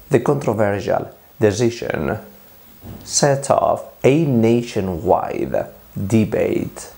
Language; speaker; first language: English; non-native, fluent; Spanish